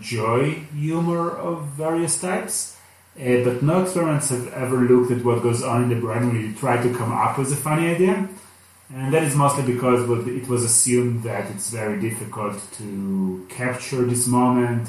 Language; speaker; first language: English; non-native, fluent; Hebrew